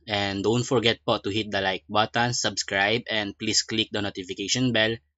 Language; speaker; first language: English; non-native, local second language; Filipino